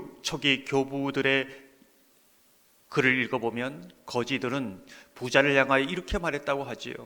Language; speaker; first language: Korean; native; Korean